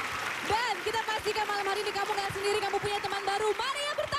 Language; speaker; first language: Indonesian; native; Indonesian